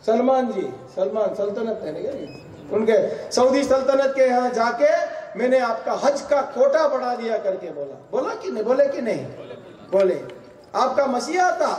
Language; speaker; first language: Hindi; non-native, local second language; Kannada